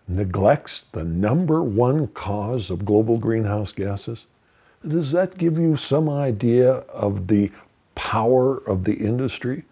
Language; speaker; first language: English; native; English